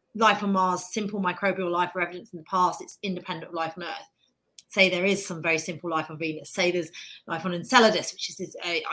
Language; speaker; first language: English; native; English